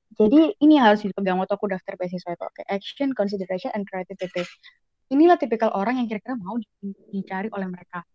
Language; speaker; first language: Indonesian; native; Indonesian